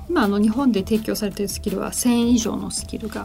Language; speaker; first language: Japanese; native; Japanese